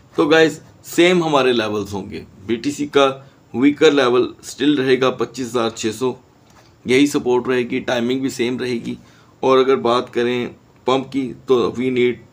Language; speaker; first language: Urdu; native; Urdu